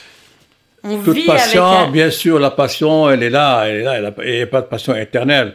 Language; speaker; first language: French; non-native, local second language; Arabic